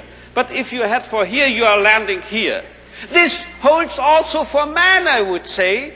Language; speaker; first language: English; non-native, fluent; German